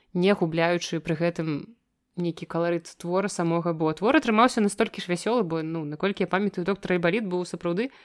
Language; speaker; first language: Belarusian; non-native, local second language; Russian